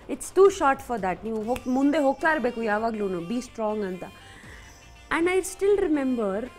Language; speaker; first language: Kannada; non-native, fluent; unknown